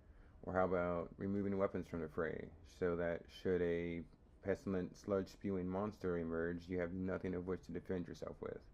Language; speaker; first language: English; native; English